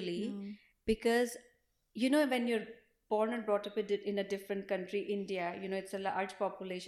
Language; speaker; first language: English; non-native, local second language; Hindi